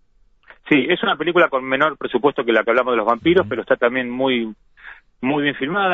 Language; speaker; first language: Spanish; native; Spanish